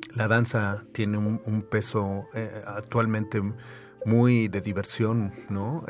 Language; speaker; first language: Spanish; native; Spanish